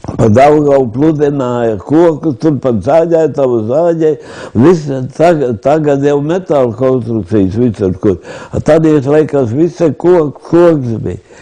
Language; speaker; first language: Latvian; native; Latvian